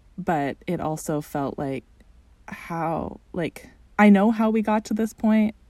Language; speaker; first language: English; native; English